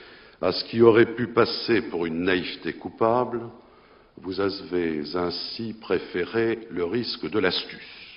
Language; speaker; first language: French; native; French